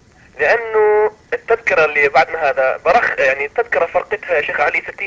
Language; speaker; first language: Arabic; native; Arabic